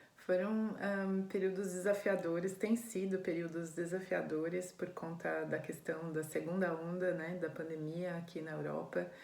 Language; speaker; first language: Portuguese; native; Portuguese